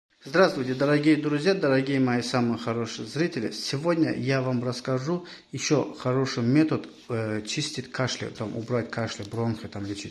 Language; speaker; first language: Russian; non-native, fluent; Azerbaijani